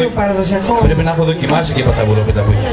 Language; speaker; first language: Greek; native; Greek